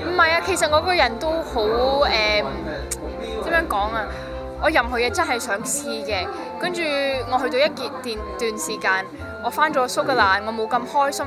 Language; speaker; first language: Cantonese; early bilingual, heritage; Cantonese